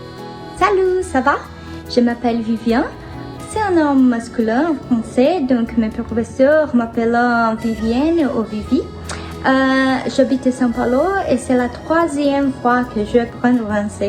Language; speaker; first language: French; non-native, learner; Portuguese